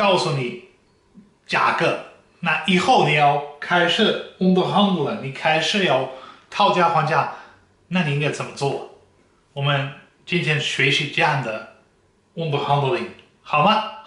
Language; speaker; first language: Chinese; non-native, fluent; Dutch